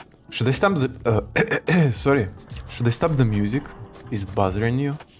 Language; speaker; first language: English; non-native, fluent; Russian